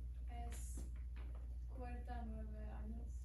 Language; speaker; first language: Spanish; non-native, learner; English